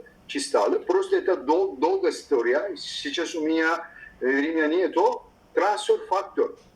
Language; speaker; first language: Russian; non-native, learner; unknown